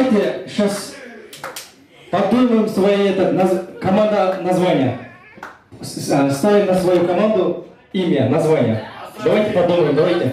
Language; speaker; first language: Russian; non-native, local second language; Kyrgyz